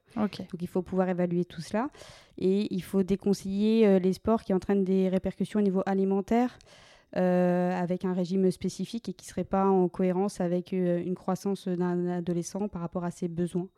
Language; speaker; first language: French; native; French